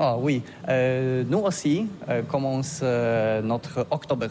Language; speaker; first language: French; non-native, learner; Polish